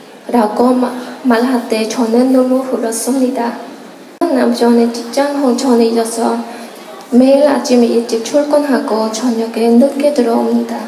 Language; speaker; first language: Korean; non-native, learner; Khmer